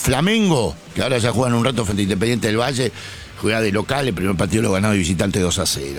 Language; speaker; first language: Spanish; native; Spanish